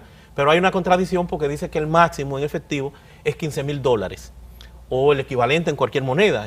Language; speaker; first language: Spanish; native; Spanish